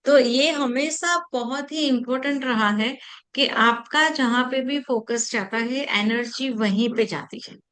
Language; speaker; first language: Hindi; non-native, local second language; Gujarati